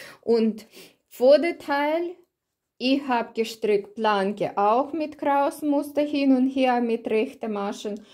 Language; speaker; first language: German; non-native, learner; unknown